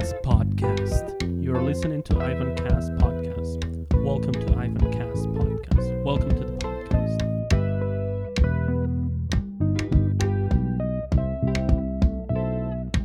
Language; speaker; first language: English; non-native, fluent; Spanish